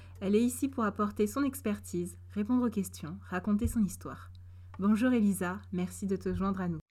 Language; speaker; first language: French; native; French